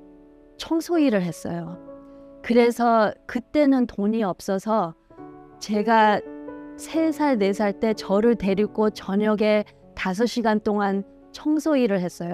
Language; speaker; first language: Korean; early bilingual, heritage; Korean